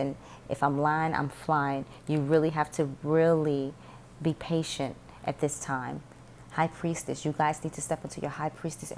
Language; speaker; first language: English; native; English